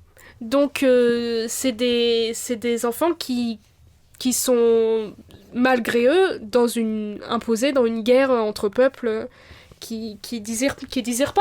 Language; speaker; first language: French; native; French